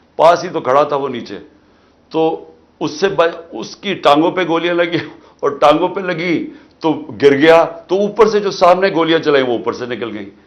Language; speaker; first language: Urdu; native; Urdu